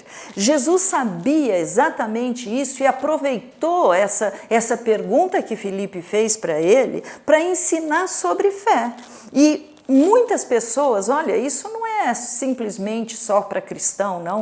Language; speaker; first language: Portuguese; native; Portuguese